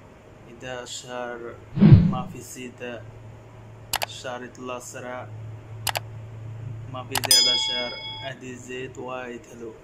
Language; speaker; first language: Arabic; non-native, learner; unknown